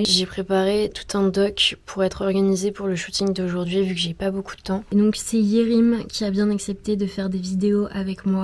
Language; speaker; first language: French; native; French